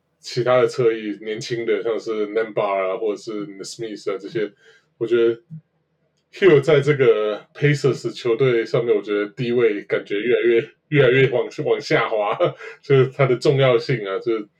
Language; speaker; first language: Chinese; native; Chinese